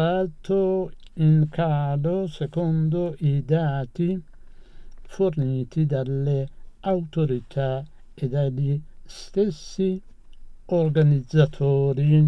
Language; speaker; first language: Italian; non-native, fluent; Persian